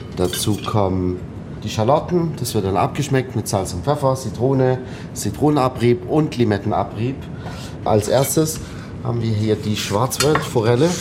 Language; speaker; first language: German; non-native, fluent; Arabic